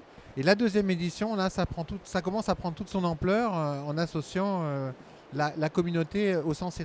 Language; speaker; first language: French; native; French